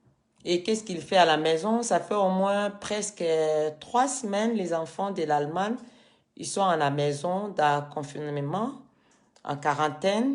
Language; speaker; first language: French; non-native, fluent; Lingala